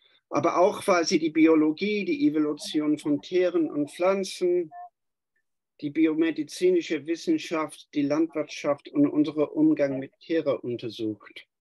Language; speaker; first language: German; non-native, fluent; English